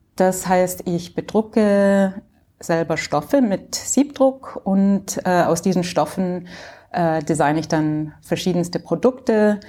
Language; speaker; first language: German; early bilingual, heritage; English